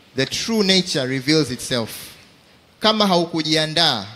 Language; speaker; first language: English; non-native, local second language; Swahili